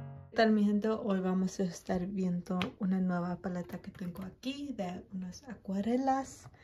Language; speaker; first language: Spanish; early bilingual, heritage; Spanish